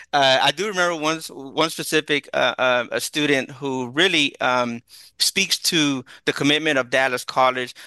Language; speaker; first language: English; early bilingual, other home language; Spanish